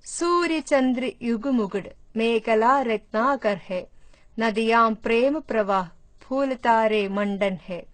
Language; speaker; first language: Hindi; non-native, local second language; Malayalam